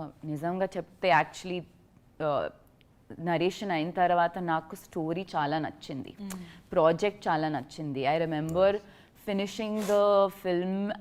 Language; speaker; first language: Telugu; non-native, fluent; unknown